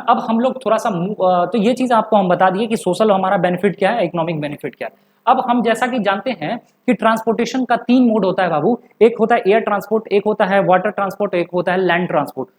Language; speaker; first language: Hindi; native; Hindi